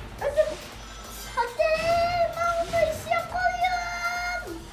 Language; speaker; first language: Turkish; early bilingual, heritage; German